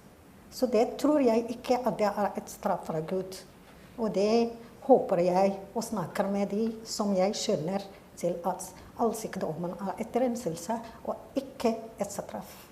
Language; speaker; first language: Norwegian; non-native, fluent; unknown